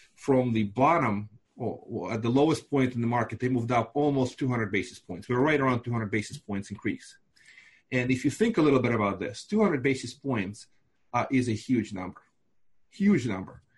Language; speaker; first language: English; non-native, fluent; Russian